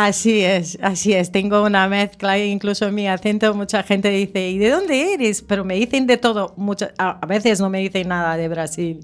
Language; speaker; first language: Spanish; native; Spanish